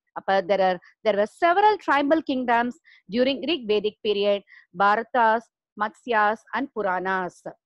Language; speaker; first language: English; non-native, local second language; Tamil